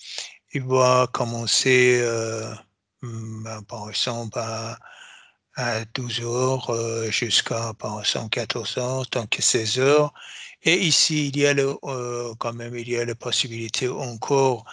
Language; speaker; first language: French; non-native, fluent; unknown